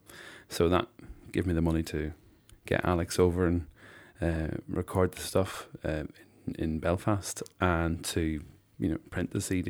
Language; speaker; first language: English; native; English